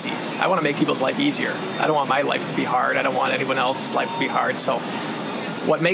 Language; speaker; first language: English; native; English